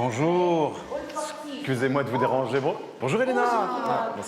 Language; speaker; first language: French; native; French